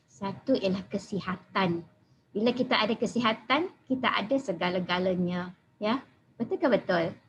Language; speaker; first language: Malay; native; Malay